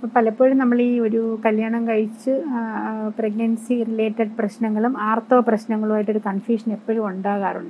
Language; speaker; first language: Malayalam; native; Malayalam